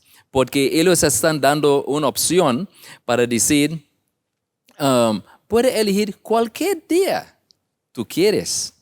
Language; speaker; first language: Spanish; non-native, learner; English